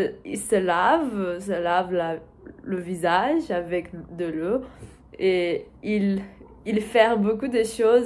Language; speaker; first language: French; non-native, learner; Portuguese